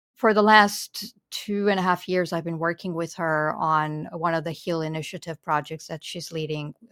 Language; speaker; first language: English; non-native, fluent; Romanian